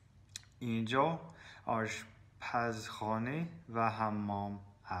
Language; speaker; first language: Persian; non-native, learner; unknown